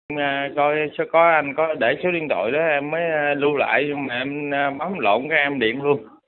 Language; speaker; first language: Vietnamese; native; Vietnamese